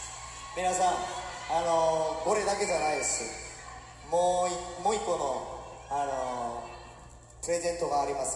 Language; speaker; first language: Japanese; non-native, fluent; Korean